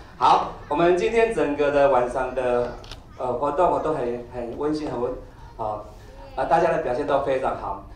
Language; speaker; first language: Chinese; native; Chinese